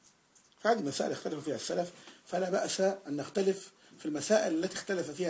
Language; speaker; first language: Arabic; native; Arabic